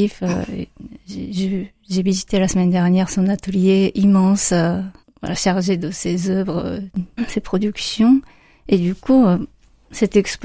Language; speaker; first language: French; non-native, fluent; Japanese